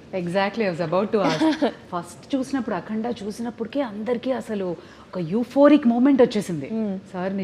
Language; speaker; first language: Telugu; native; Telugu